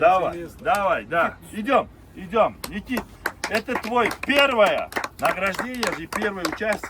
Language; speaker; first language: Russian; non-native, local second language; Uzbek